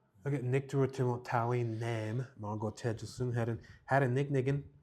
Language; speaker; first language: Mongolian; non-native, learner; English